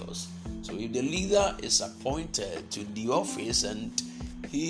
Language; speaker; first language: English; non-native, local second language; Akan